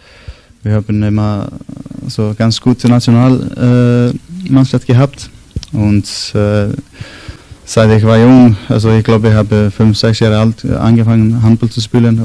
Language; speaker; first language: German; non-native, learner; Icelandic